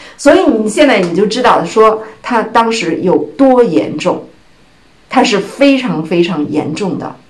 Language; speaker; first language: Chinese; native; Chinese